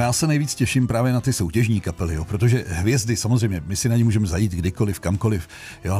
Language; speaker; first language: Czech; native; Czech